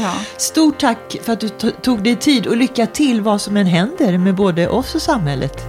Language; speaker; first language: Swedish; native; Swedish